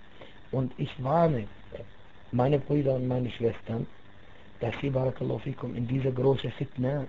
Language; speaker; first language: German; non-native, fluent; Arabic